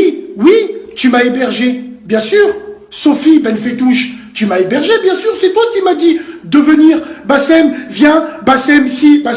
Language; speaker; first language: French; native; French